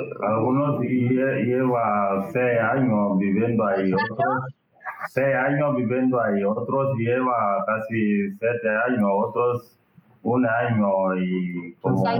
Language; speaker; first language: Spanish; non-native, learner; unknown